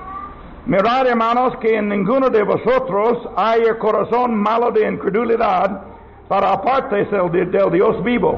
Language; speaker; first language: Spanish; non-native, learner; English